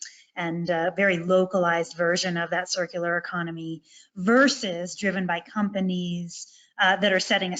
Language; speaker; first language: English; native; English